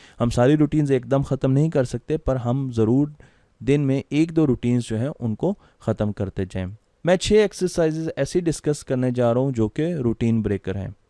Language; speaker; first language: Urdu; non-native, local second language; Punjabi